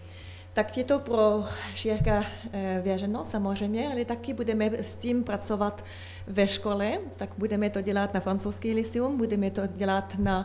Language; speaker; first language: Czech; non-native, learner; French